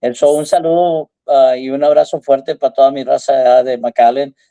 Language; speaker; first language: Spanish; early bilingual, heritage; Spanish